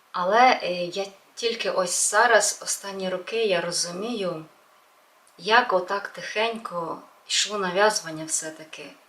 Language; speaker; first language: Ukrainian; non-native, local second language; Russian